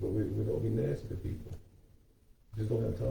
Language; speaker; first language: English; native; English